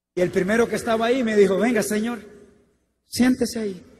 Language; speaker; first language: Spanish; native; Spanish